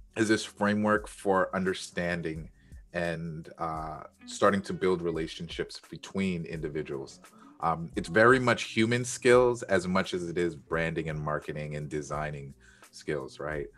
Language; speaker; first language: English; native; English